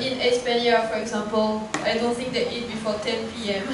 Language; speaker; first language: English; non-native, fluent; French